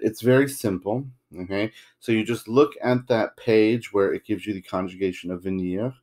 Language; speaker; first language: English; native; English